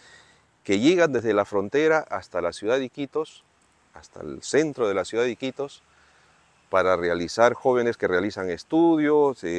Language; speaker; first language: Spanish; native; Spanish